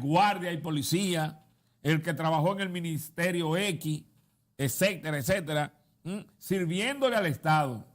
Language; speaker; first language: Spanish; native; Spanish